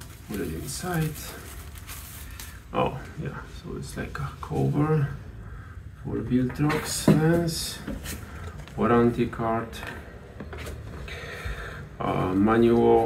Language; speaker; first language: English; non-native, fluent; Polish